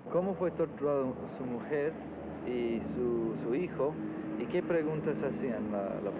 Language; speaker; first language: Portuguese; non-native, fluent; Spanish